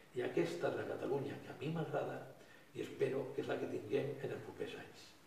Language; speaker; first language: Catalan; non-native, local second language; Spanish